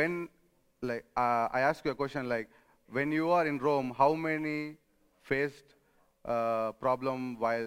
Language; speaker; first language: English; non-native, local second language; Telugu